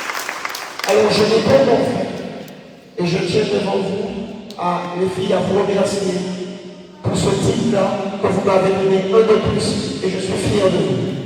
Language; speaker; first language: French; native; French